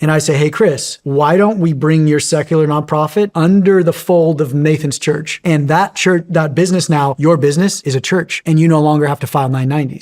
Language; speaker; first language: English; native; English